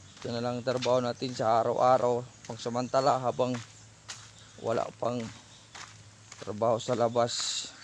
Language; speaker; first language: Filipino; non-native, local second language; Cebuano